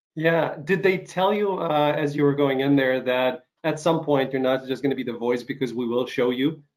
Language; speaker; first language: English; non-native, fluent; Ukrainian